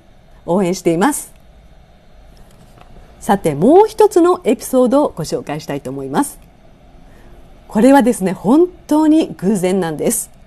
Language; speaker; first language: Japanese; native; Japanese